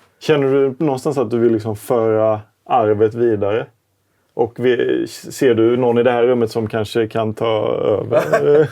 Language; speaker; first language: Swedish; native; Swedish